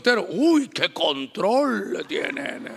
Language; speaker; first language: Spanish; native; Spanish